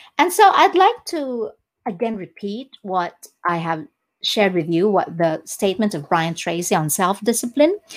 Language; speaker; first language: English; non-native, local second language; Cebuano